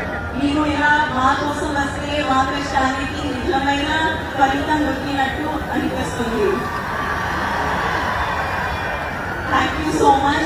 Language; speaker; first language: Telugu; non-native, learner; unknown